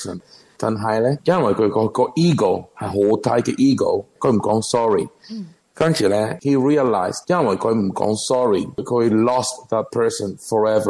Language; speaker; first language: Cantonese; non-native, learner; Spanish